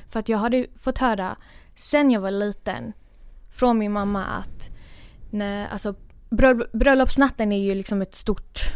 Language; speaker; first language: Swedish; early bilingual, other home language; Kurdish